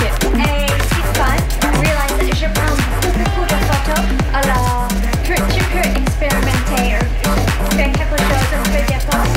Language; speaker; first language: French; non-native, learner; English